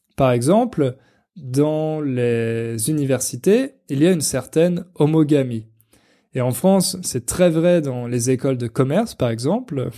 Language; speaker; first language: French; native; French